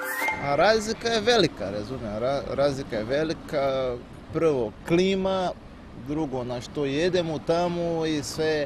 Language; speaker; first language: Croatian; non-native, learner; Portuguese